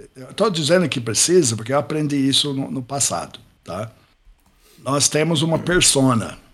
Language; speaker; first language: Portuguese; non-native, fluent; English